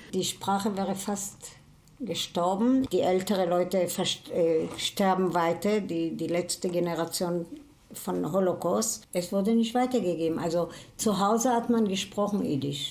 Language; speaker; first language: German; non-native, fluent; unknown